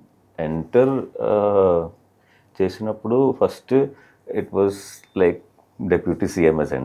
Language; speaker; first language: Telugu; non-native, learner; Malayalam